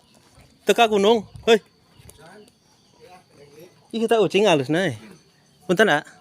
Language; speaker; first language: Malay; non-native, local second language; Sundanese